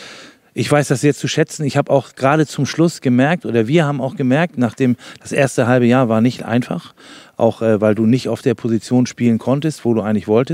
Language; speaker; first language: German; native; German